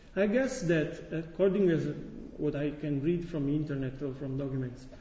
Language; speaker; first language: English; non-native, fluent; Italian